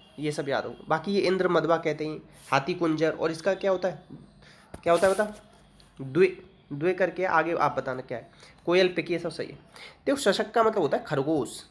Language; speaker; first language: Hindi; native; Hindi